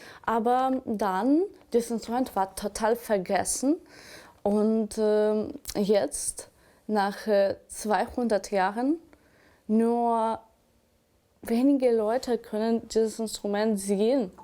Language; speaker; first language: German; non-native, learner; Ukrainian